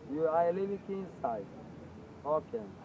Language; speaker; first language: English; non-native, learner; Bulgarian